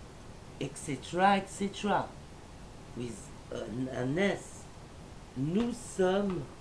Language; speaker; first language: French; non-native, learner; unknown